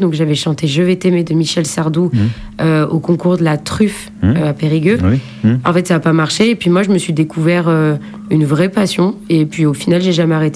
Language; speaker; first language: French; native; French